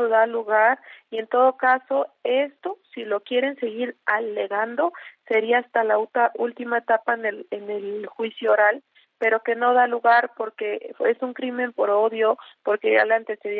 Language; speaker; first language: Spanish; native; Spanish